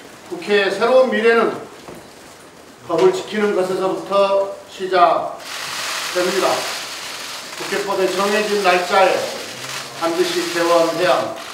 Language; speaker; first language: Korean; native; Korean